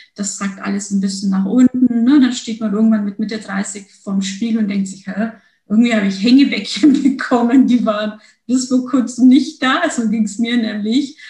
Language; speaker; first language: German; early bilingual, other home language; Turkish